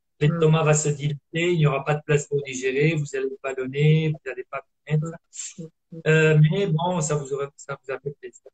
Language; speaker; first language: French; non-native, fluent; Italian